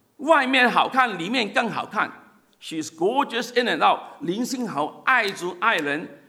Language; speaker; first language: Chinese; non-native, local second language; Cantonese